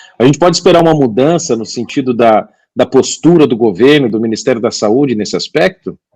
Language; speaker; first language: Portuguese; native; Portuguese